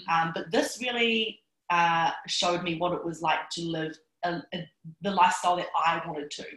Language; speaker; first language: English; native; English